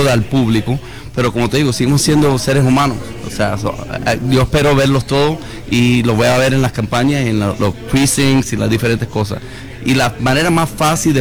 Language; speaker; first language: Spanish; early bilingual, heritage; Spanish